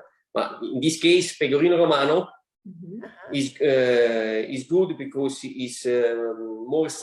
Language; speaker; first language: English; non-native, learner; Italian